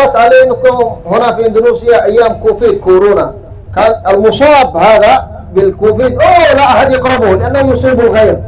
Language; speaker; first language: Arabic; native; Arabic